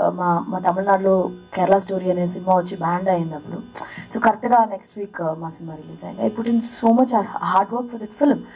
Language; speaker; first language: Telugu; early bilingual, heritage; Telugu